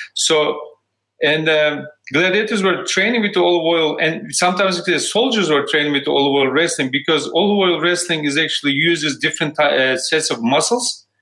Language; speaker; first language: English; non-native, fluent; Turkish